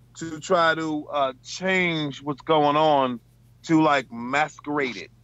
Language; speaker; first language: English; native; English